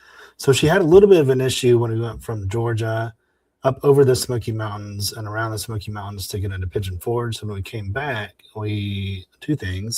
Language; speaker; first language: English; native; English